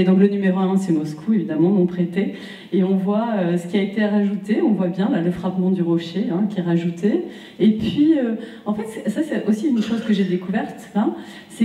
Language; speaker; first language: French; native; French